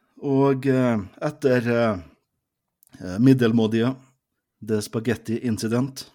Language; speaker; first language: Norwegian; native; Norwegian